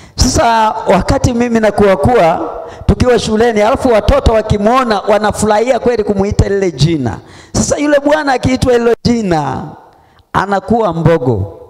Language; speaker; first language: Swahili; non-native, local second language; Sukuma